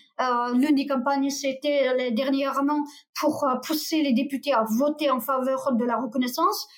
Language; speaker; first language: French; non-native, fluent; Uyghur